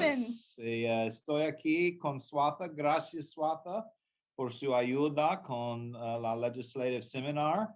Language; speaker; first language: Spanish; non-native, learner; English